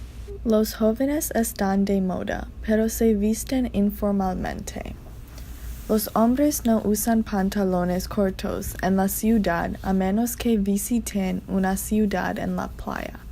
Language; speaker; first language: Spanish; non-native, learner; English